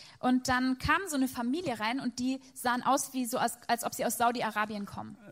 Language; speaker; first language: German; native; German